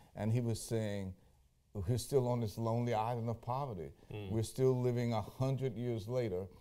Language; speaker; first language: English; native; English